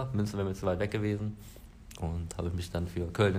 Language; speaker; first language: German; native; German